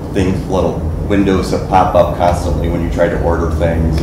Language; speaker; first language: English; native; English